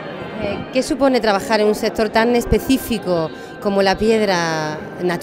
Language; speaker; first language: Spanish; native; Spanish